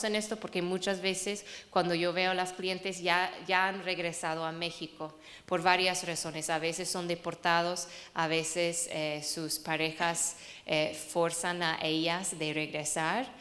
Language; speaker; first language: Spanish; non-native, fluent; English